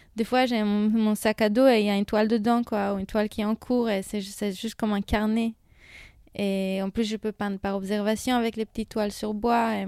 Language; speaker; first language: French; non-native, fluent; Hebrew